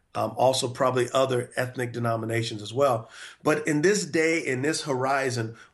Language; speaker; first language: English; native; English